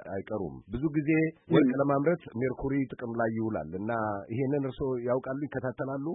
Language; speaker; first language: Amharic; native; Amharic